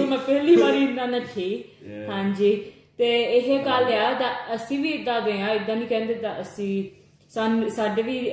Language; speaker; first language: Punjabi; early bilingual, heritage; Punjabi